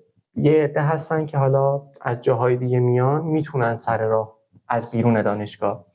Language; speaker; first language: Persian; native; Persian